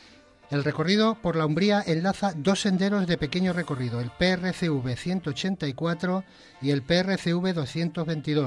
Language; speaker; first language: Spanish; native; Spanish